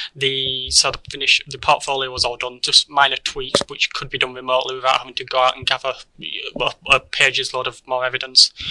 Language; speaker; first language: English; native; English